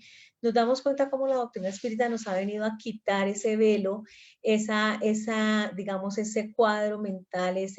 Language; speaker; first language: Spanish; native; Spanish